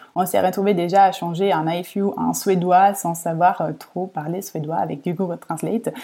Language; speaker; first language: French; non-native, fluent; Italian